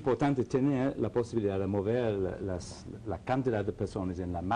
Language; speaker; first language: Spanish; non-native, fluent; English